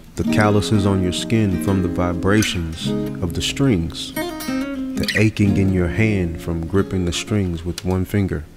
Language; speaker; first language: English; native; English